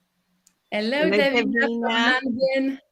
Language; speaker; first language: English; non-native, fluent; French